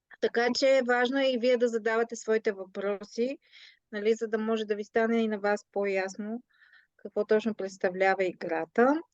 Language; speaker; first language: Bulgarian; native; Bulgarian